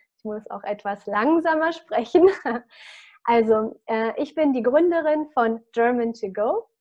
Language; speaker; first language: German; native; German